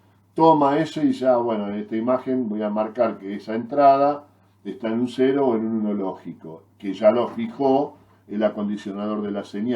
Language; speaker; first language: Spanish; native; Spanish